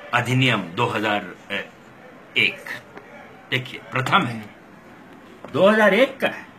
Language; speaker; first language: Hindi; non-native, local second language; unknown